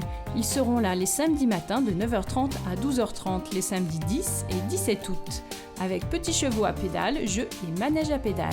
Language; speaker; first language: French; native; French